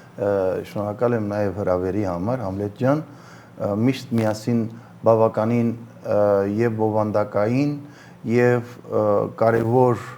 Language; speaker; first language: Armenian; early bilingual, heritage; Armenian